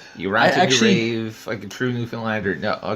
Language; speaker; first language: English; native; English